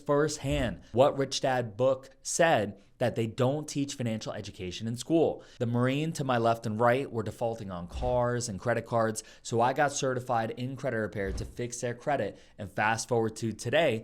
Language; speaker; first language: English; native; English